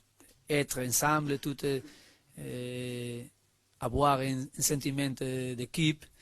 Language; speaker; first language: French; non-native, learner; Spanish